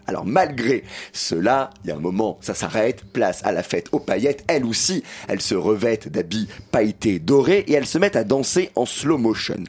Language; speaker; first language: French; native; French